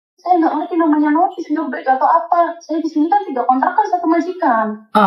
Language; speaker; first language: Indonesian; native; Indonesian